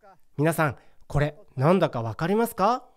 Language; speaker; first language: Japanese; native; Japanese